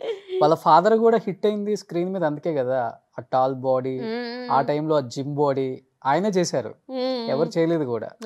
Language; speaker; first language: Telugu; native; Telugu